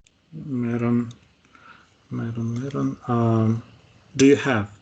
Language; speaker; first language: Filipino; non-native, learner; Russian